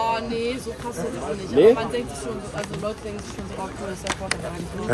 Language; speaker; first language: German; native; German